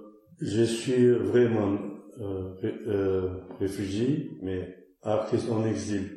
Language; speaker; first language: French; non-native, learner; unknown